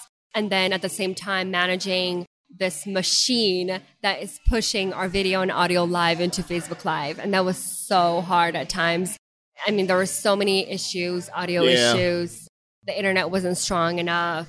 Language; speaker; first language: English; non-native, fluent; Russian